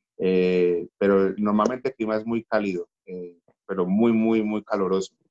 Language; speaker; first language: Spanish; native; Spanish